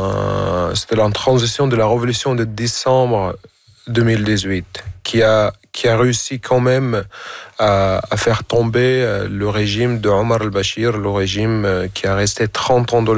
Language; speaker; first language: French; non-native, fluent; Arabic